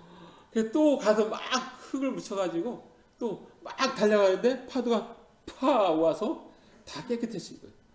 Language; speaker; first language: Korean; native; Korean